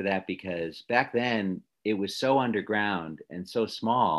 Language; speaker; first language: English; native; English